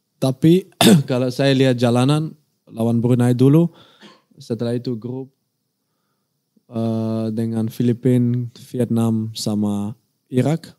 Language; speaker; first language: Indonesian; non-native, learner; Dutch